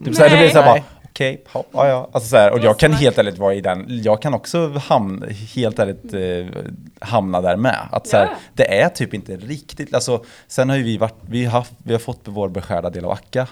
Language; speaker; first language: Swedish; native; Swedish